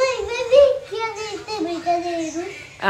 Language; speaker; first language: Portuguese; early bilingual, heritage; Dutch